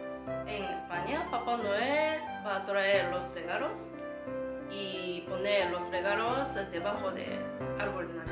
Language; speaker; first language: Spanish; non-native, learner; Japanese